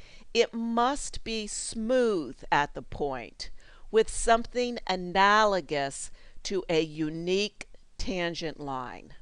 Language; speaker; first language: English; native; English